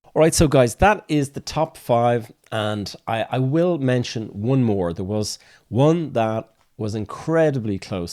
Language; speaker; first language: English; native; English